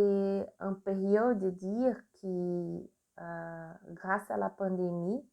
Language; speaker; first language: French; non-native, learner; Portuguese